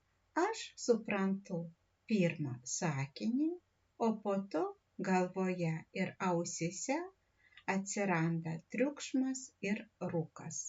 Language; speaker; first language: Lithuanian; non-native, learner; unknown